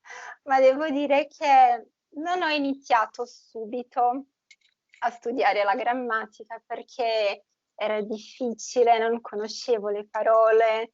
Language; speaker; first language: Italian; non-native, fluent; Portuguese